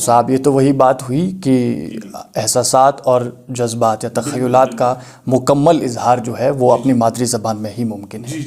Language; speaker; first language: Urdu; non-native, local second language; Kashmiri